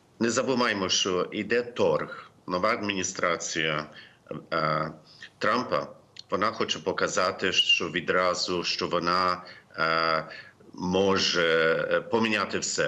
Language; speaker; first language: Ukrainian; early bilingual, heritage; Ukrainian